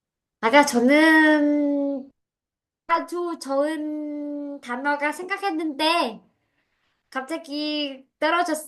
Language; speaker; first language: Korean; non-native, learner; Vietnamese